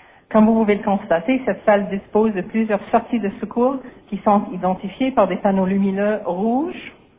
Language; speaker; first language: French; native; French